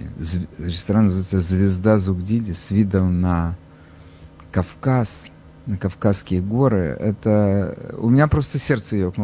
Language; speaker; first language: Russian; native; Russian